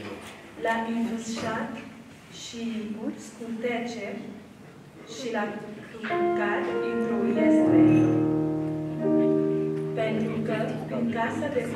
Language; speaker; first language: Romanian; native; Romanian